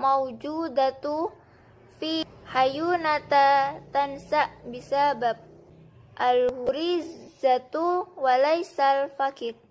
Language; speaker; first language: Arabic; non-native, learner; Indonesian